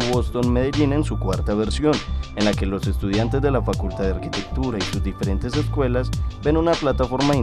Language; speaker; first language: Spanish; native; Spanish